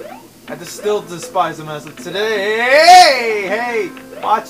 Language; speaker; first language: English; native; English